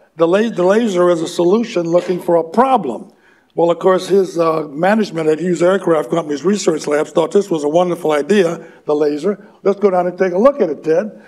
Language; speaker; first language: English; native; English